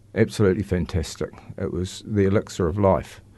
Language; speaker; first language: English; native; English